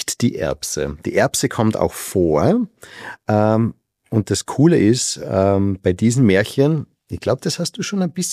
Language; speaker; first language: German; native; German